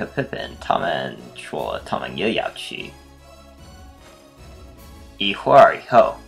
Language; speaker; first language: Chinese; non-native, learner; English